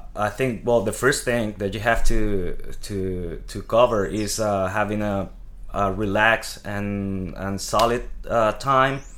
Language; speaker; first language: English; non-native, fluent; Spanish